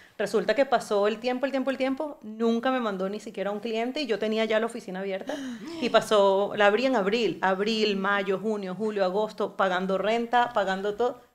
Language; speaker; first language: Spanish; native; Spanish